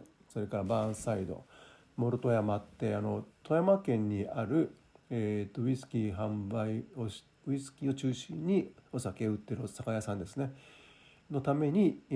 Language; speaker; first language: Japanese; native; Japanese